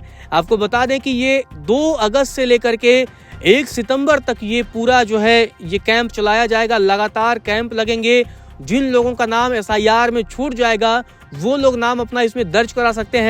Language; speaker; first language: Hindi; native; Hindi